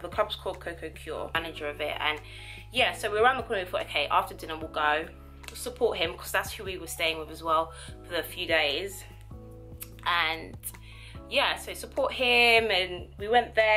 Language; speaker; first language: English; native; English